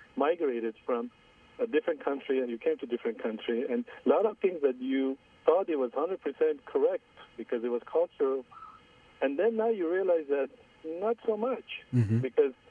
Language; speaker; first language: English; non-native, fluent; Armenian